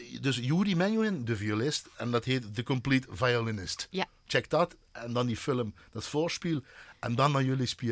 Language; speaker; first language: Dutch; native; Dutch